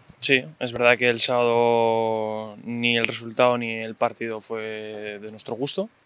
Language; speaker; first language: Spanish; native; Spanish